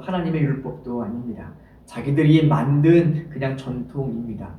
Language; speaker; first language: Korean; native; Korean